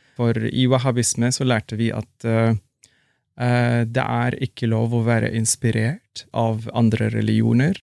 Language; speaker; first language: Norwegian; non-native, fluent; Arabic